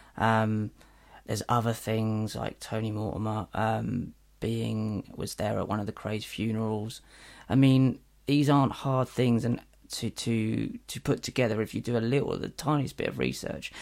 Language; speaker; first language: English; native; English